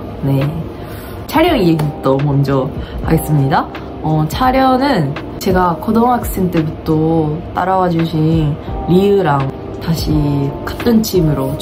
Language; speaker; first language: Korean; non-native, fluent; Japanese